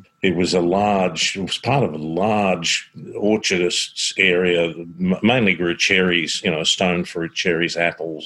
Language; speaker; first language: English; native; English